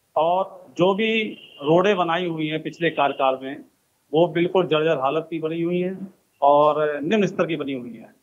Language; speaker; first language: Hindi; native; Hindi